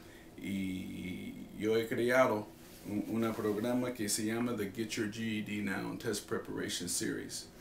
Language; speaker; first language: Spanish; non-native, fluent; English